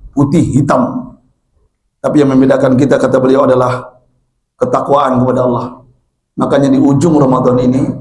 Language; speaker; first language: Indonesian; non-native, local second language; Minangkabau